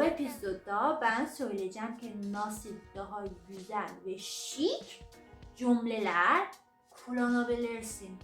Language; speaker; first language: Turkish; non-native, fluent; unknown